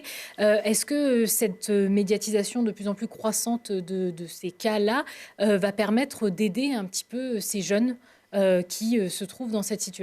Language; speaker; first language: French; native; French